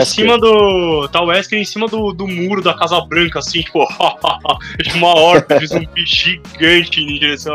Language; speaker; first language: Portuguese; native; Portuguese